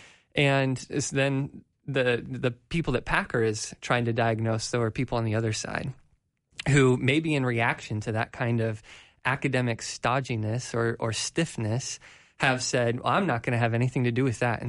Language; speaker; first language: English; native; English